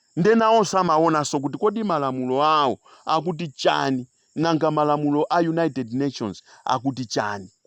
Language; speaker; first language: Nyanja; non-native, local second language; Tumbuka